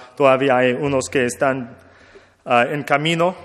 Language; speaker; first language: Spanish; non-native, learner; English